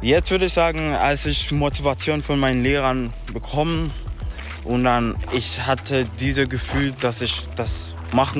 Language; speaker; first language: German; non-native, learner; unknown